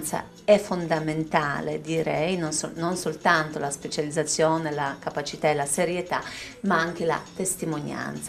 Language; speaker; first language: Italian; native; Italian